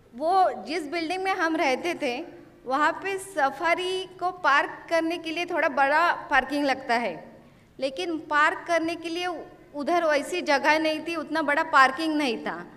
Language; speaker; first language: Hindi; non-native, local second language; Marathi